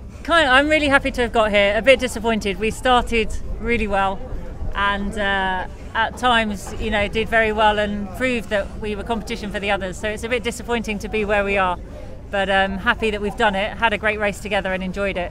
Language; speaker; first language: English; native; English